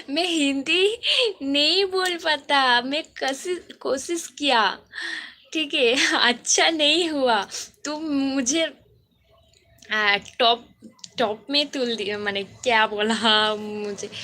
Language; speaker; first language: Hindi; non-native, local second language; Bangla